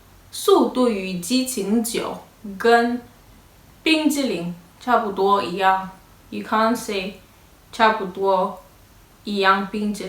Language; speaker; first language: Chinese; non-native, learner; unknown